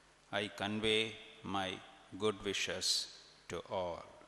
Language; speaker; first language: English; non-native, local second language; Tamil